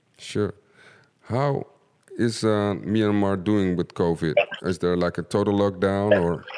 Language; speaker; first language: English; non-native, fluent; Dutch